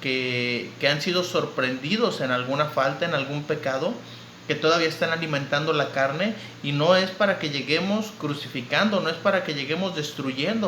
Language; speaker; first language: Spanish; native; Spanish